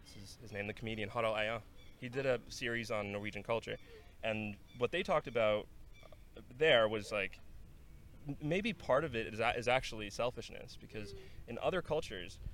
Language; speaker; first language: English; non-native, fluent; Norwegian